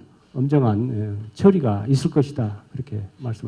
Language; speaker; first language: Korean; native; Korean